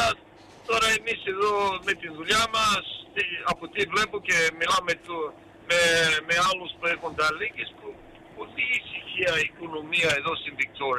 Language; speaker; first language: Greek; early bilingual, heritage; Greek